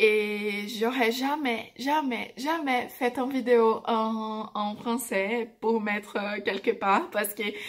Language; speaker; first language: French; non-native, fluent; Portuguese